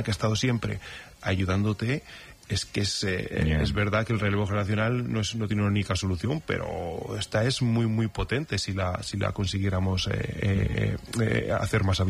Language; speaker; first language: Spanish; native; Spanish